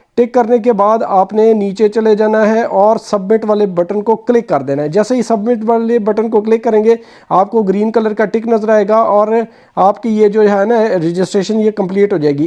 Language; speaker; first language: Urdu; native; Urdu